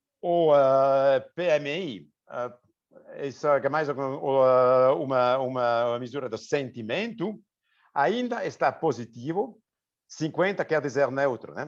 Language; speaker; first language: Portuguese; non-native, fluent; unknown